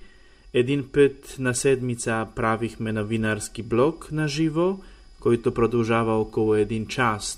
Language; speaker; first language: Bulgarian; non-native, fluent; Polish